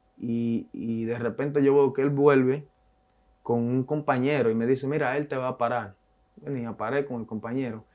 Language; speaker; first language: Spanish; native; Spanish